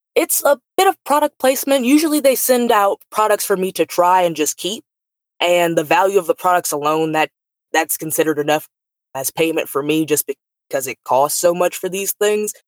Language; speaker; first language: English; native; English